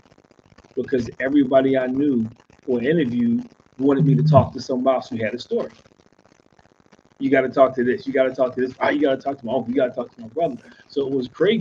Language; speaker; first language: English; native; English